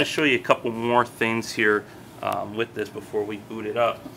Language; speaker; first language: English; native; English